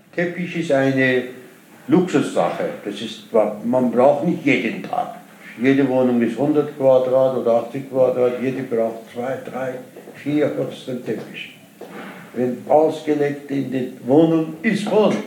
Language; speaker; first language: German; non-native, learner; Persian